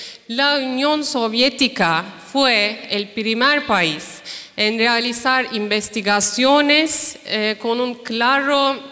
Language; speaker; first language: Spanish; non-native, fluent; Turkish